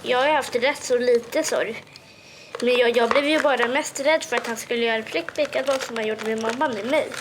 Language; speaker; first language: Swedish; native; Swedish